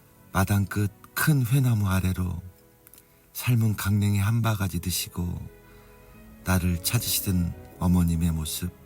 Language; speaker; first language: Korean; native; Korean